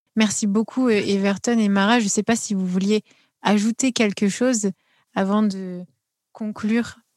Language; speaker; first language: French; native; French